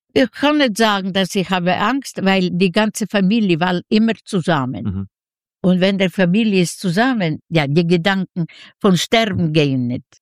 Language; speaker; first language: German; non-native, fluent; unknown